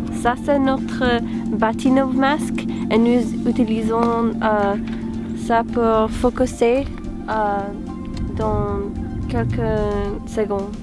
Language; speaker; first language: French; non-native, learner; English